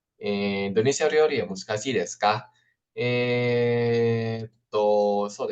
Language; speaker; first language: Japanese; non-native, fluent; Indonesian